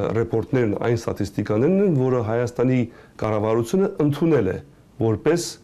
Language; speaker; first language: Armenian; early bilingual, heritage; Armenian